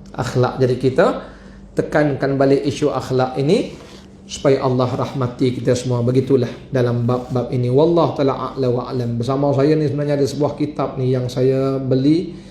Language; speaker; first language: Malay; native; Malay